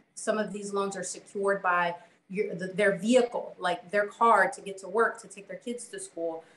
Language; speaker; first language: English; native; English